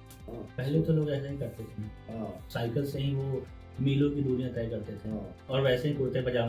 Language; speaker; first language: Hindi; native; Hindi